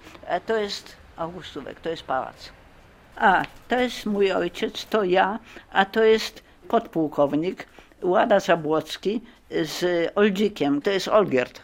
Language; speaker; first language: Polish; early bilingual, heritage; Polish